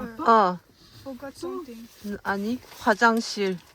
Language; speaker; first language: Korean; early bilingual, heritage; French